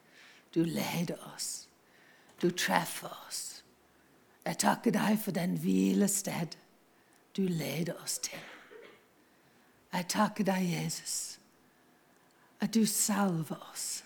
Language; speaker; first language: Norwegian; non-native, fluent; English